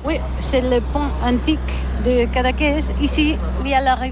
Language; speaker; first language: French; non-native, learner; Catalan